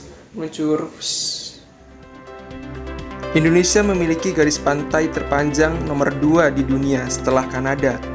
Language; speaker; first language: Indonesian; native; Indonesian